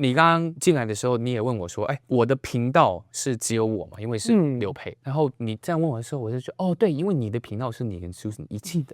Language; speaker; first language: Chinese; native; Chinese